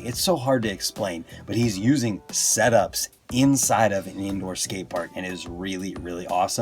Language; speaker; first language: English; native; English